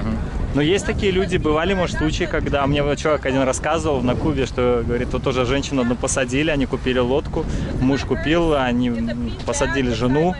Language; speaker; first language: Russian; native; Russian